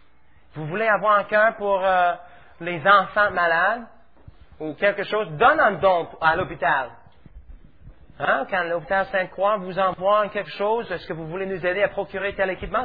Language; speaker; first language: French; native; French